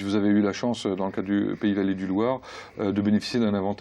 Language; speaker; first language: French; native; French